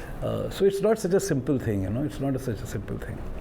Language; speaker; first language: Hindi; native; Hindi